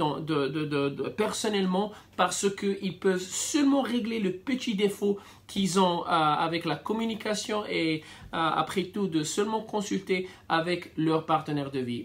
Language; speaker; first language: French; non-native, fluent; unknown